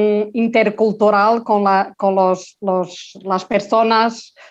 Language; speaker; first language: Spanish; non-native, local second language; Portuguese